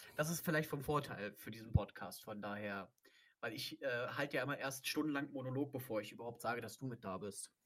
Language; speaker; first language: German; native; German